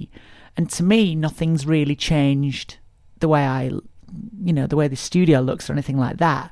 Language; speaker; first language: English; native; English